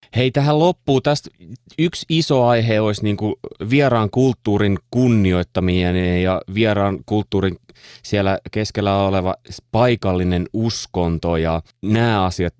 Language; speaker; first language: Finnish; native; Finnish